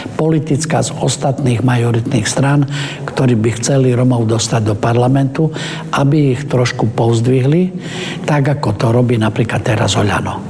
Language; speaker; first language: Slovak; non-native, local second language; Romany